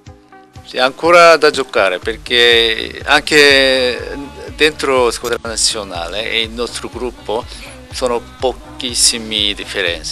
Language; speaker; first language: Italian; non-native, learner; Korean